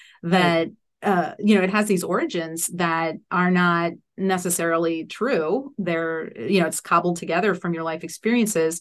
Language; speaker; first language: English; native; English